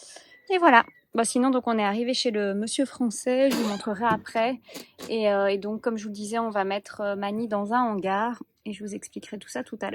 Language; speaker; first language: French; native; French